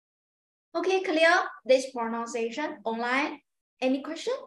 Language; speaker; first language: English; non-native, learner; Chinese